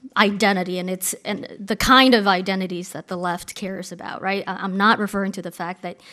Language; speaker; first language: English; native; English